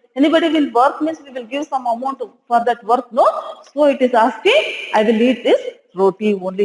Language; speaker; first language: English; non-native, local second language; Hindi